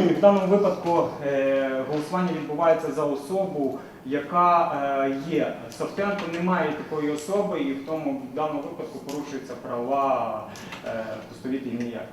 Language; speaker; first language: Ukrainian; native; Ukrainian